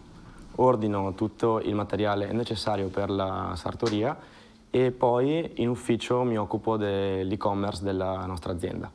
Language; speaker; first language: Italian; native; Italian